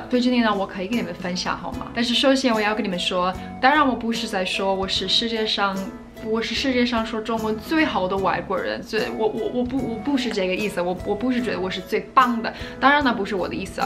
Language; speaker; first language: Chinese; non-native, fluent; English